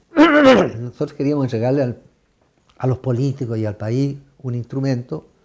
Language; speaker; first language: Spanish; native; Spanish